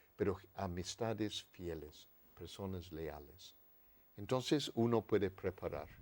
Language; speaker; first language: Spanish; non-native, fluent; English